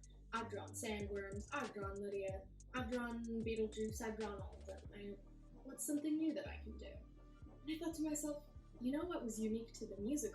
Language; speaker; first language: English; native; English